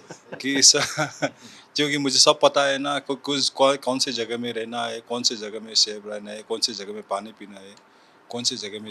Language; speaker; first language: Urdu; non-native, learner; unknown